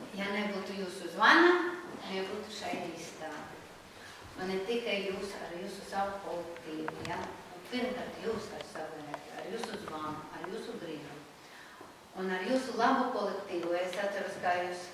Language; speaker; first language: Latvian; non-native, local second language; Russian